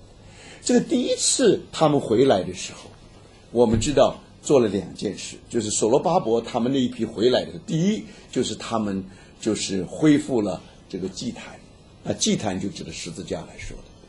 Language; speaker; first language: Chinese; native; Chinese